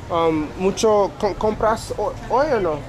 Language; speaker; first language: Spanish; non-native, learner; English